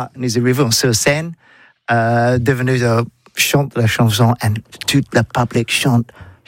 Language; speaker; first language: French; non-native, learner; English